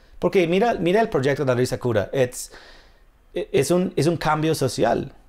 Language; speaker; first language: Spanish; non-native, fluent; English